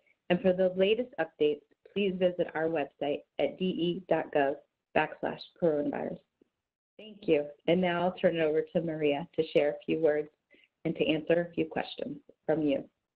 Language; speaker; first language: English; native; English